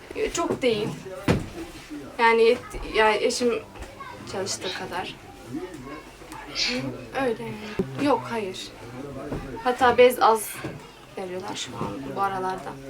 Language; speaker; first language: Turkish; non-native, fluent; Arabic